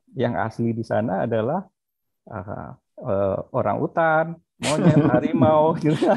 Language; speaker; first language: Indonesian; native; Indonesian